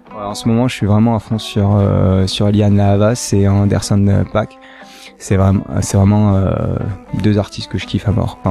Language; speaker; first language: French; native; French